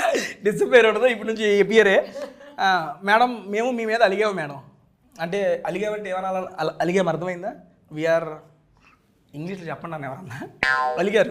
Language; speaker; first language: Telugu; native; Telugu